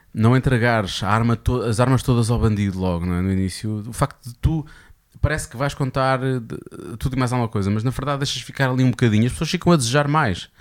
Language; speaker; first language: Portuguese; native; Portuguese